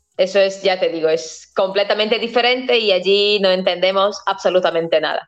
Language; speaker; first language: Spanish; non-native, fluent; Latvian